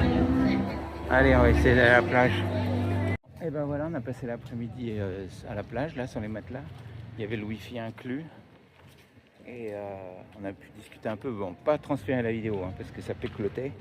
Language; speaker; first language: French; native; French